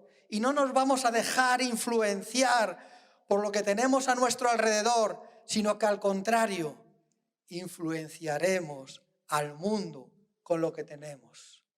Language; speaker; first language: Spanish; native; Spanish